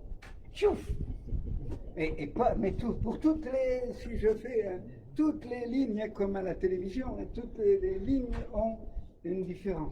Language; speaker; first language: French; native; French